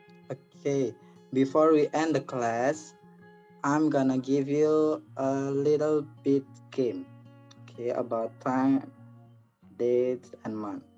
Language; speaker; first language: English; non-native, learner; Indonesian